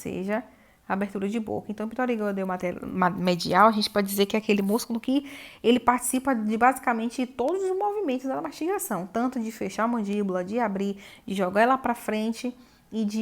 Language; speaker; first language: Portuguese; native; Portuguese